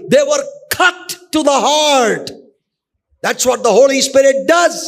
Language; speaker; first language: English; non-native, local second language; Malayalam